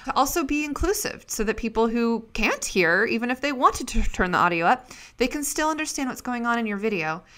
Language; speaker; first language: English; native; English